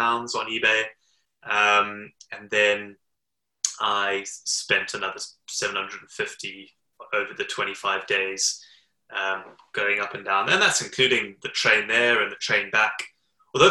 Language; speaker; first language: English; native; English